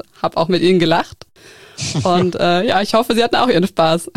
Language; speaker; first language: German; native; German